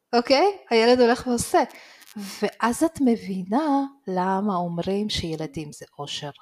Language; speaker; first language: Hebrew; early bilingual, other home language; Russian